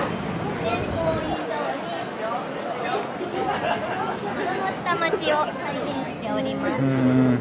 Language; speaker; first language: Japanese; native; Japanese